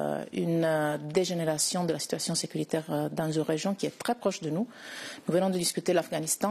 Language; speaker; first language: French; non-native, fluent; Italian